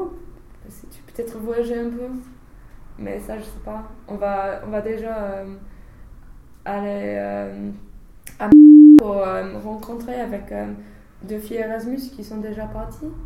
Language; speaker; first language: French; non-native, learner; English